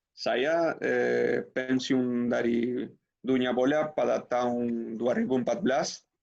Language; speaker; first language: Indonesian; non-native, fluent; Spanish